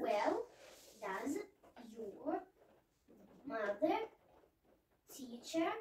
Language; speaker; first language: English; non-native, learner; Russian